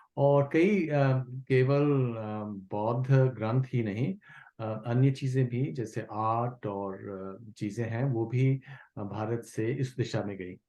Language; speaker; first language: Hindi; non-native, local second language; Kashmiri